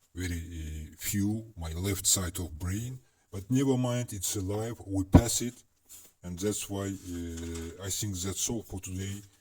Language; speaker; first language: English; non-native, learner; Azerbaijani